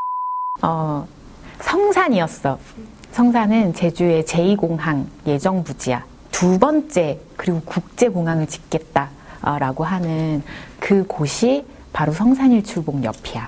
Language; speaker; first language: Korean; native; Korean